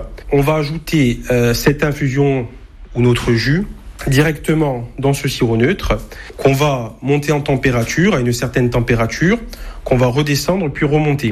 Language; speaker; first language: French; native; French